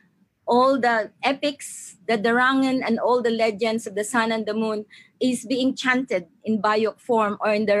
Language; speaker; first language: English; non-native, local second language; Maranao